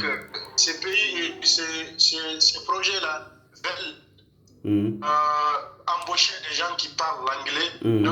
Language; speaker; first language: French; non-native, local second language; Bambara